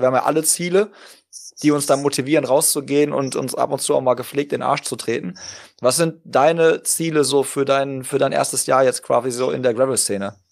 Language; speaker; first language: German; native; German